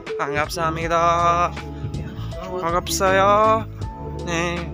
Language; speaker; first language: Korean; non-native, learner; Filipino